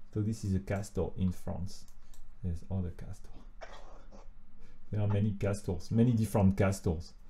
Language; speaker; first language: English; non-native, fluent; French